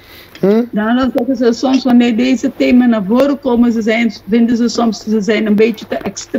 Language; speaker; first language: Dutch; non-native, local second language; Papiamento